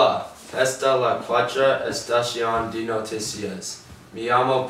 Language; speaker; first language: Spanish; non-native, learner; English